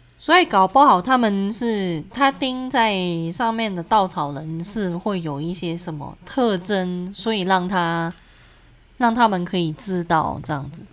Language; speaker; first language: Chinese; native; Chinese